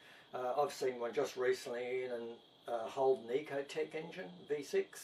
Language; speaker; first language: English; native; English